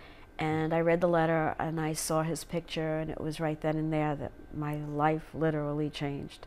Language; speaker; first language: English; native; English